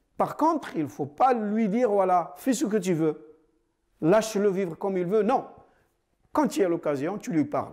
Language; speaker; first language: French; non-native, fluent; Arabic